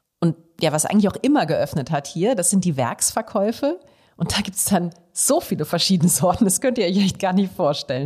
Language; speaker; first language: German; native; German